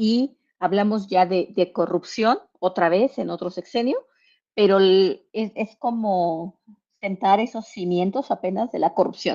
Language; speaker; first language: Spanish; native; Spanish